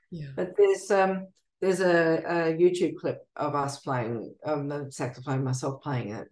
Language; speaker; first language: English; native; English